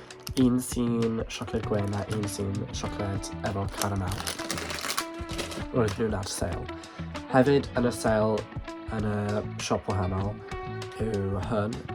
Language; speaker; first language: Welsh; non-native, learner; English